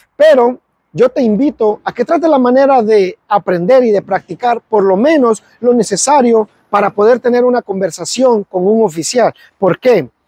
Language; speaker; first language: Spanish; native; Spanish